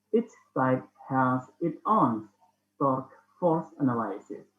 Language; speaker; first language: English; non-native, fluent; Indonesian